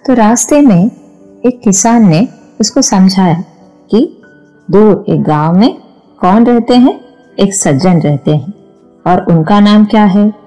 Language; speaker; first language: Hindi; non-native, local second language; Malayalam